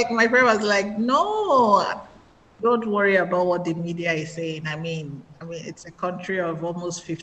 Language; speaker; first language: English; non-native, local second language; Igbo